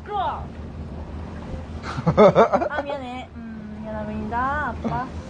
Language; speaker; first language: Korean; non-native, learner; Japanese